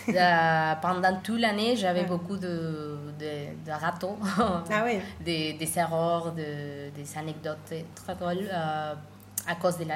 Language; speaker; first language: French; non-native, learner; Spanish